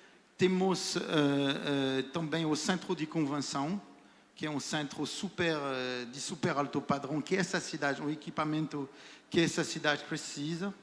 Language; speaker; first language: Portuguese; non-native, fluent; French